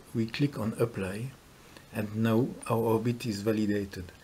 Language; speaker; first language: English; non-native, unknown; French